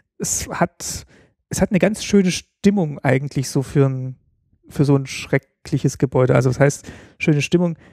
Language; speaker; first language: German; native; German